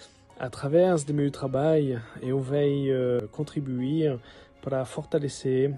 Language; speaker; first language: French; non-native, learner; Portuguese